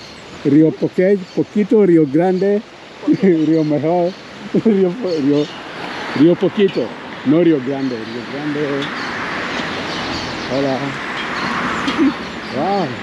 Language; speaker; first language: Spanish; non-native, learner; English